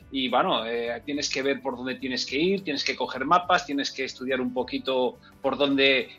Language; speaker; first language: Spanish; native; Spanish